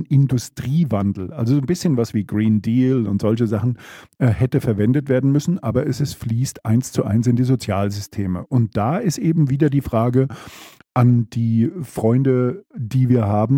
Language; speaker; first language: German; native; German